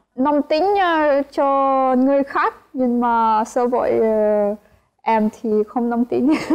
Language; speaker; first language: Vietnamese; non-native, fluent; Ukrainian